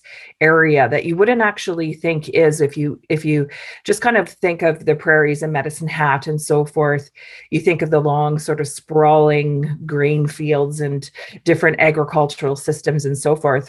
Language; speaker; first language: English; native; English